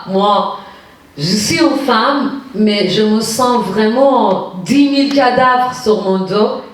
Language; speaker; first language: French; non-native, fluent; Persian